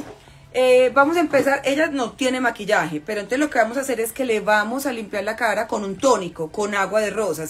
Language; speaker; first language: Spanish; native; Spanish